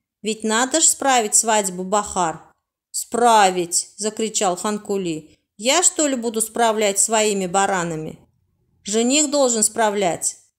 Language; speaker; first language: Russian; non-native, local second language; Turkmen